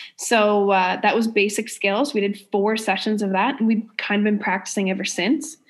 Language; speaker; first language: English; native; English